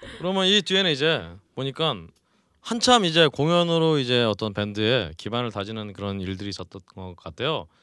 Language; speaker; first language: Korean; native; Korean